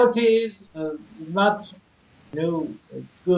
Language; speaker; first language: English; non-native, learner; Persian